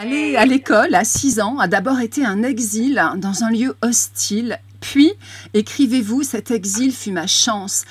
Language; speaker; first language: French; native; French